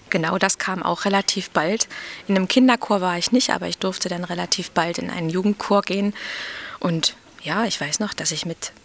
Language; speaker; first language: German; native; German